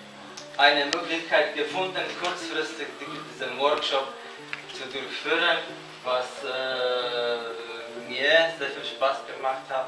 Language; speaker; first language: German; non-native, fluent; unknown